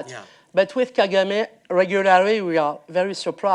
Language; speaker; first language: English; non-native, learner; French